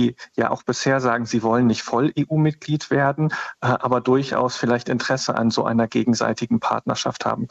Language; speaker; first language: German; native; German